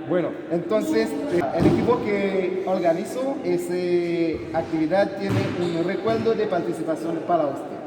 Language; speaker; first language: Spanish; non-native, learner; Haitian Creole